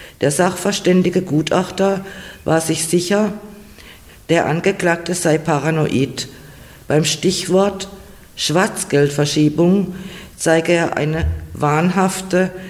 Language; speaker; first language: German; native; German